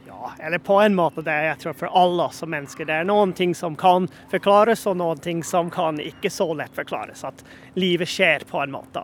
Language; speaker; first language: Norwegian; non-native, fluent; English